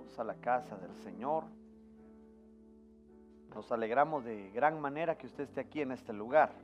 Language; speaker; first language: Spanish; native; Spanish